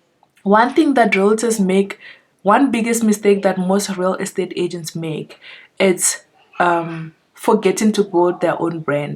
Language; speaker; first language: English; non-native, local second language; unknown